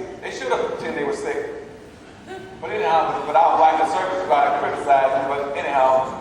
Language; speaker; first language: English; native; English